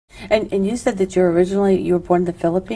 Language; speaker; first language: English; native; English